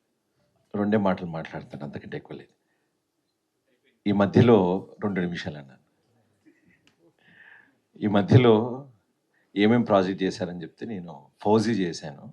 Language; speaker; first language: Telugu; native; Telugu